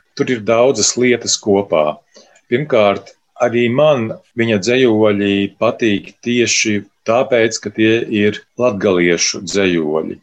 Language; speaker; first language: Latvian; native; Latvian